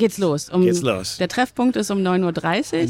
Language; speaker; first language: German; native; German